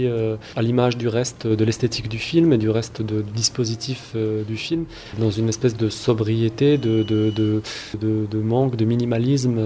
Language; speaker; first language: French; non-native, local second language; Arabic